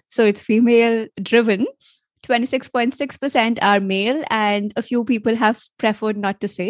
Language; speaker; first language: English; non-native, local second language; Hindi